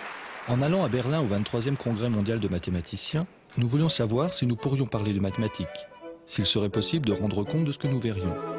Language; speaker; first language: French; native; French